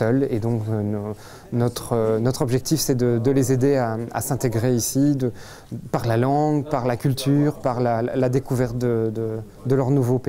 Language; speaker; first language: French; native; French